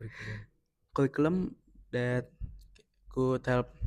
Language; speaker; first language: English; non-native, learner; Indonesian